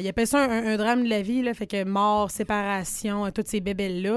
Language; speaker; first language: French; native; French